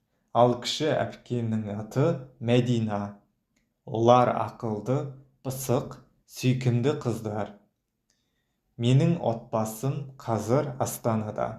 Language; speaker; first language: Kazakh; non-native, fluent; Mongolian